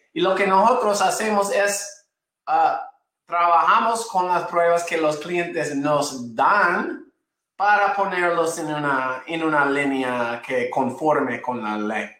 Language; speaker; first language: Spanish; non-native, fluent; English